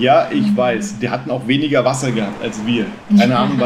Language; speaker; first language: German; native; German